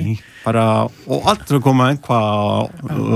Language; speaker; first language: Icelandic; non-native, learner; Italian